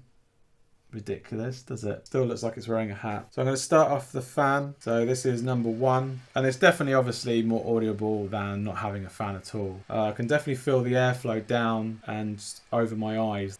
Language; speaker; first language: English; native; English